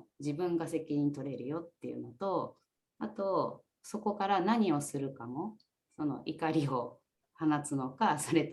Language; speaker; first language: Japanese; native; Japanese